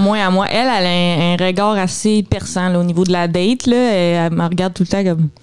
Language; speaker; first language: French; native; French